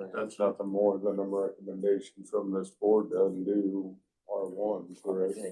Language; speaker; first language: English; native; English